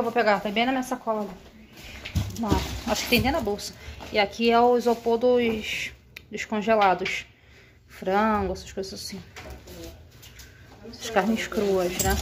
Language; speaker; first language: Portuguese; native; Portuguese